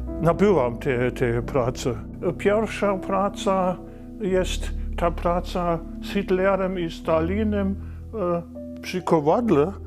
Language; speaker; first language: Polish; non-native, fluent; German